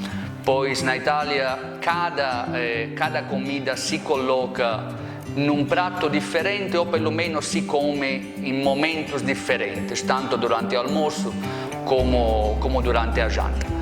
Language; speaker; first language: Portuguese; non-native, fluent; Italian